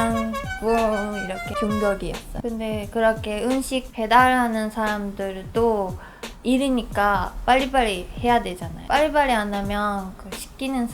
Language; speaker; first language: Korean; non-native, fluent; Japanese